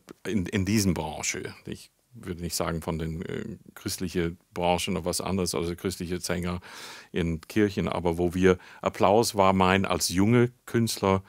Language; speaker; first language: German; non-native, fluent; English